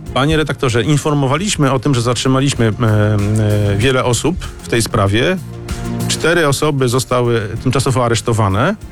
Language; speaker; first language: Polish; native; Polish